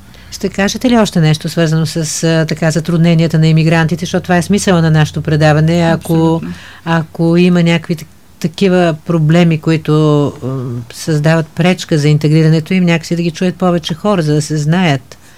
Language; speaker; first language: Bulgarian; native; Bulgarian